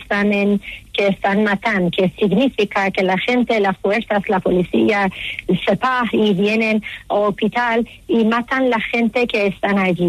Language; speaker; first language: Spanish; non-native, learner; Persian